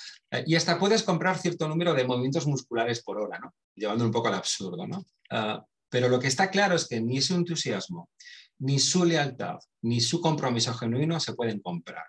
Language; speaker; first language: Spanish; native; Spanish